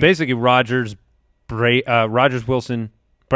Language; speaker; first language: English; native; English